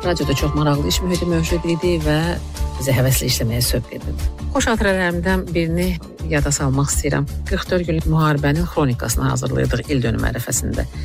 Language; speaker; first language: Azerbaijani; native; Azerbaijani